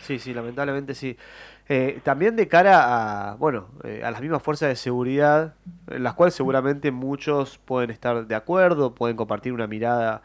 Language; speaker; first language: Spanish; native; Spanish